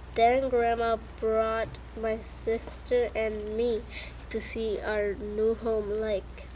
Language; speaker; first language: English; early bilingual, other home language; Spanish